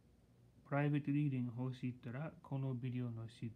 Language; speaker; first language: Japanese; non-native, learner; English